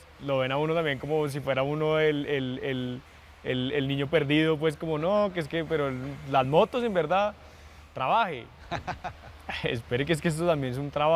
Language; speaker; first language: Spanish; native; Spanish